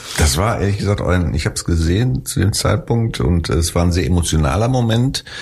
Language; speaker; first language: German; native; German